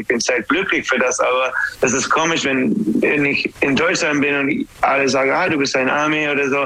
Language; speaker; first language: German; non-native, learner; English